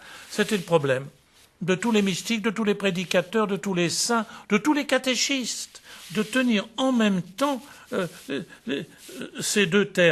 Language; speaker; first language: French; native; French